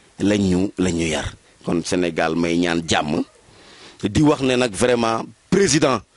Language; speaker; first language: Wolof; native; Wolof